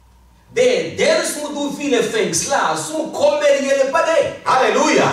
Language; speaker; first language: Swedish; non-native, fluent; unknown